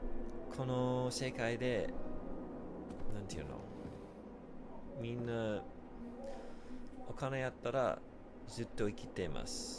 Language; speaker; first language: Japanese; non-native, learner; English